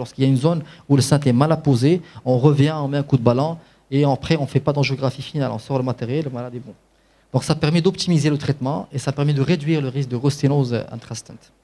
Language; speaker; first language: French; non-native, local second language; Arabic